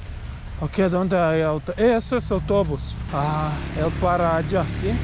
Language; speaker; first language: Spanish; non-native, learner; Croatian